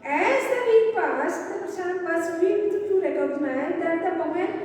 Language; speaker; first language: English; non-native, local second language; Hindi